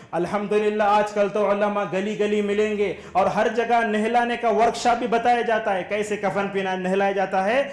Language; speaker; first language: Urdu; native; Urdu